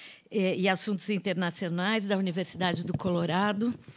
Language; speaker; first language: Portuguese; native; Portuguese